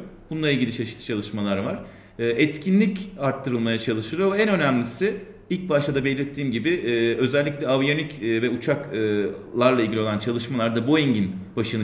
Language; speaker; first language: Turkish; native; Turkish